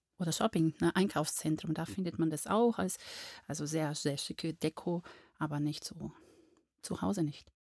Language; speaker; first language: German; non-native, fluent; Portuguese